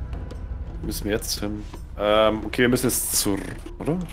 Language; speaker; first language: German; native; German